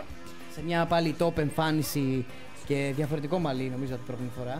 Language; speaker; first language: Greek; native; Greek